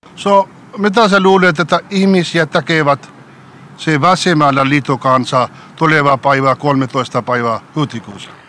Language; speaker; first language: Finnish; non-native, learner; Punjabi